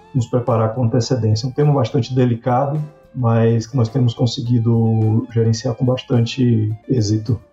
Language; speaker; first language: Portuguese; native; Portuguese